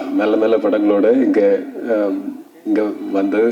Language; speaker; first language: Tamil; non-native, learner; Malayalam